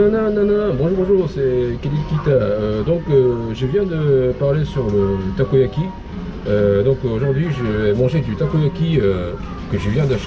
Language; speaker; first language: French; non-native, fluent; Japanese